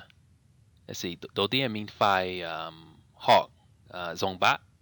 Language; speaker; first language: Vietnamese; non-native, learner; English